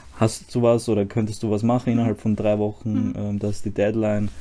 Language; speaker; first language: German; early bilingual, other home language; Croatian